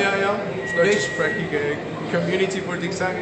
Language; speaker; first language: German; non-native, fluent; Spanish